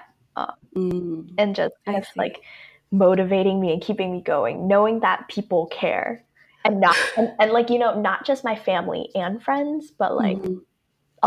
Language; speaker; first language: English; non-native, local second language; Cantonese